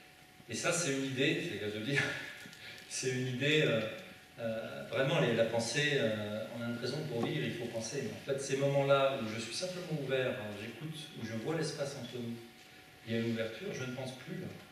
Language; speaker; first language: French; native; French